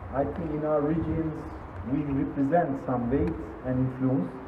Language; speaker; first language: English; non-native, fluent; Turkish